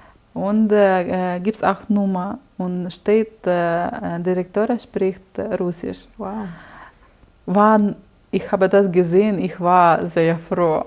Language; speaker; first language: German; non-native, learner; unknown